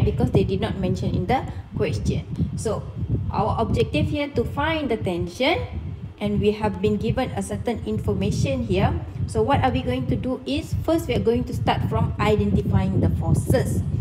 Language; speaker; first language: English; non-native, local second language; Malay